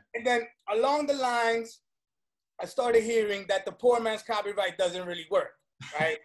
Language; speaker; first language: English; early bilingual, other home language; Spanish